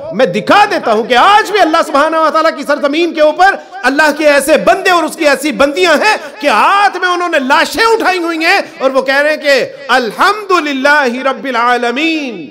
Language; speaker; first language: Urdu; non-native, local second language; Punjabi